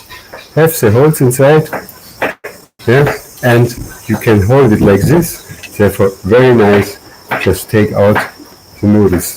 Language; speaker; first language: English; non-native, learner; German